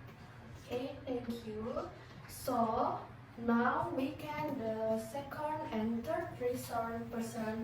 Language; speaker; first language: English; non-native, learner; Indonesian